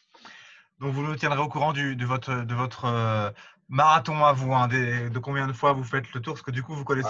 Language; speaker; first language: French; native; French